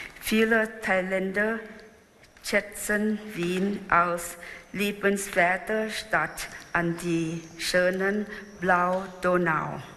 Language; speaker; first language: German; non-native, fluent; Thai